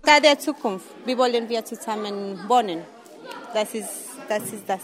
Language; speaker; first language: German; non-native, learner; Spanish